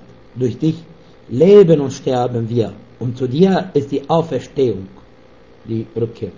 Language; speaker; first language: German; non-native, fluent; Arabic